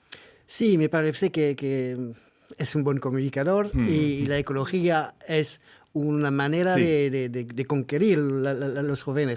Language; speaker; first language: Spanish; non-native, fluent; French